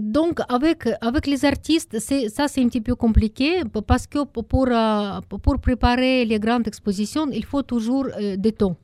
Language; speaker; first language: French; non-native, learner; Russian